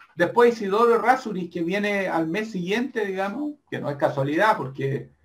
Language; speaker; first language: Spanish; native; Spanish